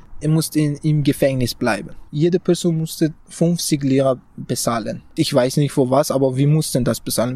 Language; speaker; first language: German; non-native, fluent; Persian